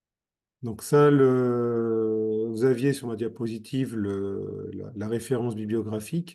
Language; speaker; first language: French; native; French